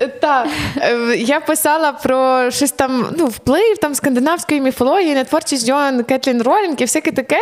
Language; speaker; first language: Ukrainian; native; Ukrainian